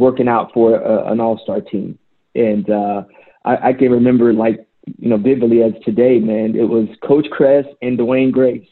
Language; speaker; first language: English; native; English